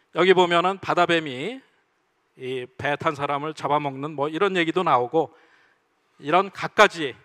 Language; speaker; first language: Korean; native; Korean